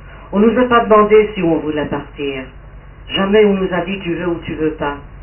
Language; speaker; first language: French; early bilingual, heritage; French